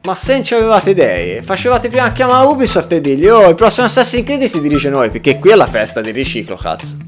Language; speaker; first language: Italian; native; Italian